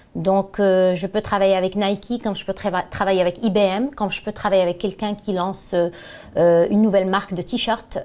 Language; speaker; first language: French; non-native, local second language; Arabic